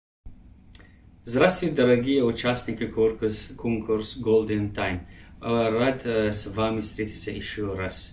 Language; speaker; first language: Russian; non-native, learner; Arabic